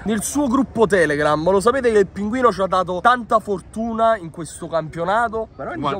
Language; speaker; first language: Italian; native; Italian